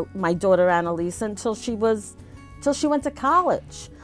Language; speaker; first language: English; early bilingual, other home language; Italian